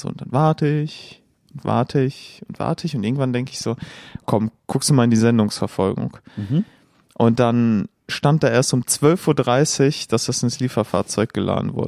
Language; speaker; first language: German; native; German